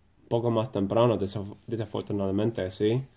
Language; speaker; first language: Spanish; non-native, learner; English